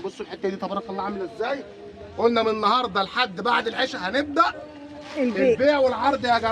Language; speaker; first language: Arabic; native; Arabic